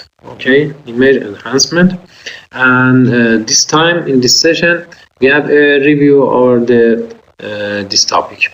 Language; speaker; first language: English; non-native, fluent; Persian